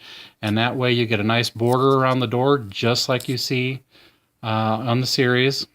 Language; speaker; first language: English; native; English